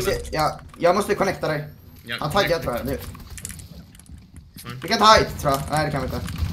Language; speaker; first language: Swedish; native; Swedish